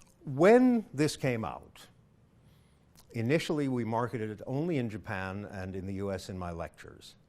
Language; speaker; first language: English; native; English